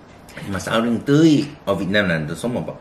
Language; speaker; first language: Vietnamese; non-native, learner; Korean